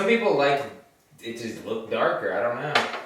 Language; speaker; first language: English; native; English